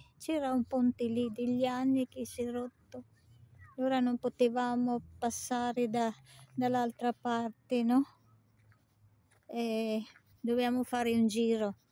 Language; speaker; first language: Italian; non-native, fluent; Filipino